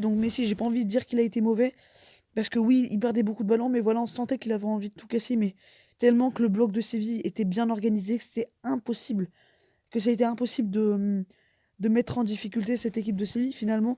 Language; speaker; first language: French; native; French